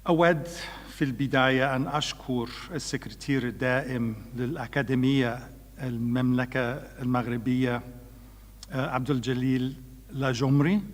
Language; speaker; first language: Arabic; non-native, learner; English